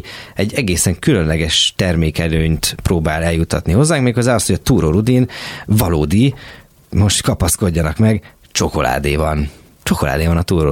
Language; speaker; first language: Hungarian; native; Hungarian